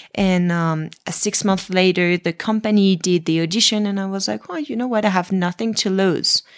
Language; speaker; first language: English; non-native, fluent; French